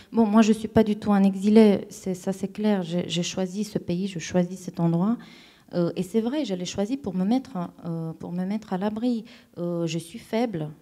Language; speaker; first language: French; non-native, fluent; Romanian